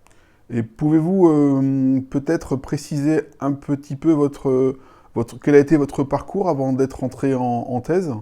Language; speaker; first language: French; native; French